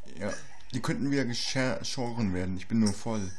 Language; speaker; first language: German; native; German